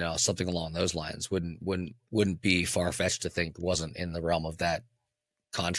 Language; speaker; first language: English; native; English